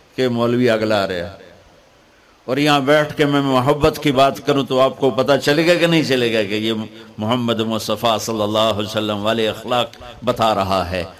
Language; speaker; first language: Urdu; non-native, local second language; Punjabi